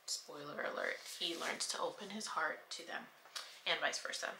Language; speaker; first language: English; native; English